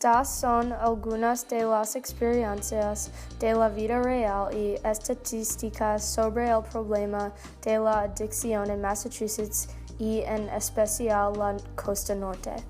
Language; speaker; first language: Spanish; non-native, learner; English